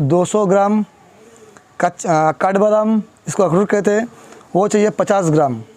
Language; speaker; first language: Hindi; non-native, local second language; Bangla